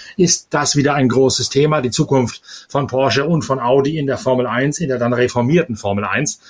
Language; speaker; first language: German; native; German